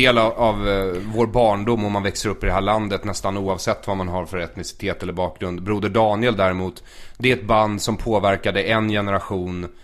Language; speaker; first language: Swedish; native; Swedish